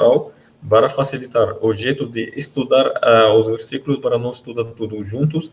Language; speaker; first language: Portuguese; non-native, learner; Arabic